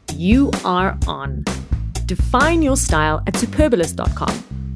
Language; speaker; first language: English; native; English